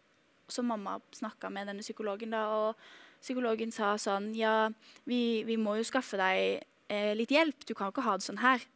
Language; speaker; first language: Norwegian; native; Norwegian